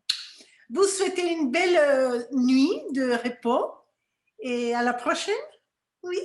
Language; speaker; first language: French; non-native, fluent; Spanish